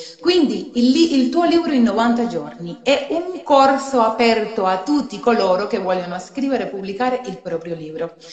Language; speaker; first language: Italian; non-native, fluent; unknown